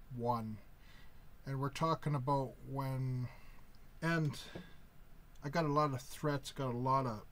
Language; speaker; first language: English; native; English